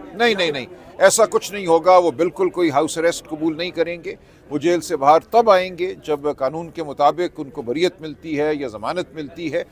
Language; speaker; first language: Urdu; native; Urdu